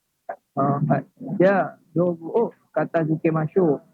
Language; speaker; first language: Japanese; non-native, learner; Indonesian